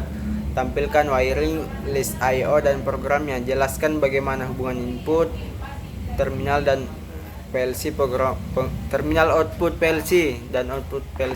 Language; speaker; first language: Indonesian; native; Indonesian